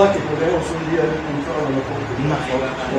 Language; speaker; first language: Spanish; non-native, fluent; English